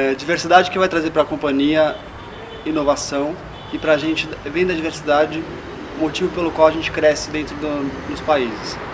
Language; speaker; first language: Portuguese; native; Portuguese